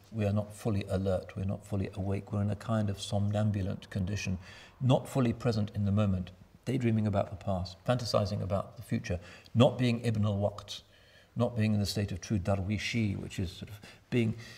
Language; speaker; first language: English; native; English